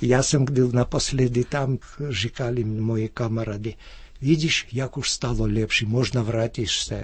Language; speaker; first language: Czech; early bilingual, heritage; Czech